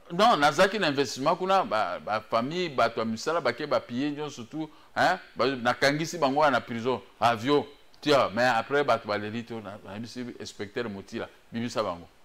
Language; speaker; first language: Lingala; native; Lingala